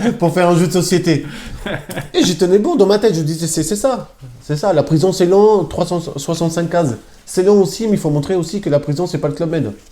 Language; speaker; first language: French; non-native, fluent; Albanian